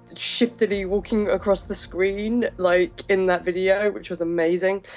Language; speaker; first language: English; native; English